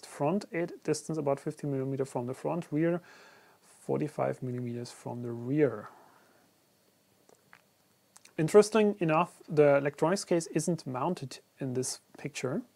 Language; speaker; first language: English; non-native, fluent; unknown